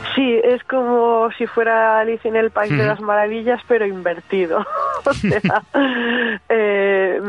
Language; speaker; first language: Spanish; native; Spanish